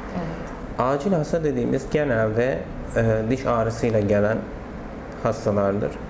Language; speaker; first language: Turkish; native; Turkish